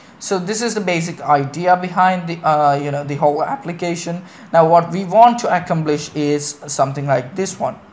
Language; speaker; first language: English; non-native, local second language; Malayalam